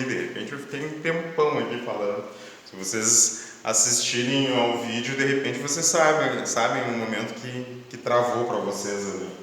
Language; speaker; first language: Portuguese; native; Portuguese